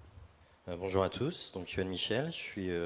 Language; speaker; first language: French; native; French